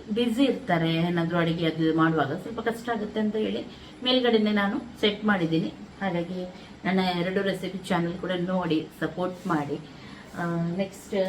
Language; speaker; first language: Kannada; native; Kannada